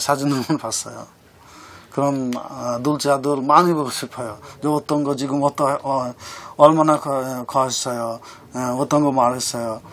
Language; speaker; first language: Korean; non-native, learner; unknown